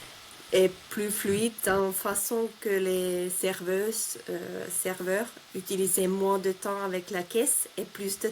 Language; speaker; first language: French; non-native, fluent; Finnish